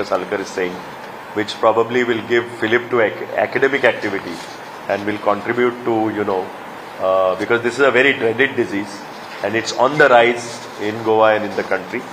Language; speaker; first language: English; non-native, local second language; Konkani